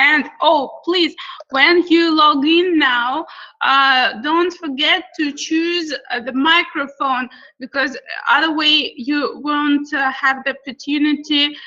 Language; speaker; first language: English; non-native, fluent; Russian